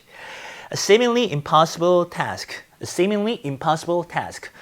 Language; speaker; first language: English; non-native, fluent; Korean